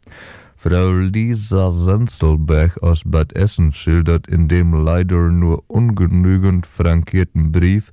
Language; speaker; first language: German; native; German